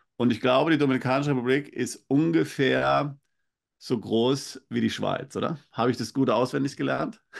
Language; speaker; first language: German; native; German